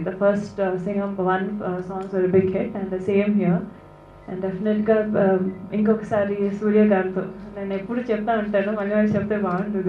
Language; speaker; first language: Telugu; non-native, fluent; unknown